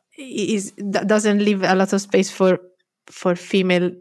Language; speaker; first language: English; non-native, fluent; Italian